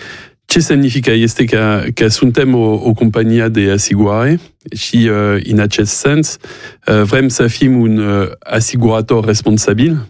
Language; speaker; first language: Romanian; non-native, learner; French